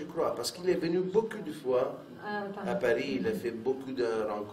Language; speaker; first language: French; non-native, fluent; Italian